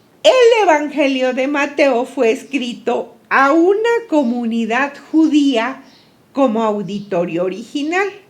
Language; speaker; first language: Spanish; native; Spanish